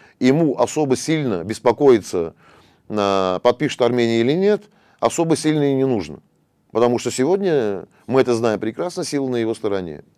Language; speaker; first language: Russian; non-native, local second language; Armenian